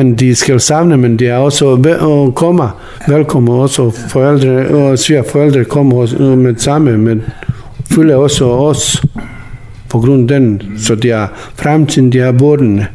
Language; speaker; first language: Danish; non-native, learner; Bosnian